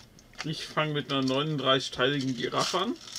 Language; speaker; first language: German; native; German